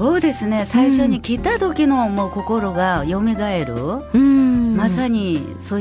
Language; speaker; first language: Japanese; non-native, fluent; Korean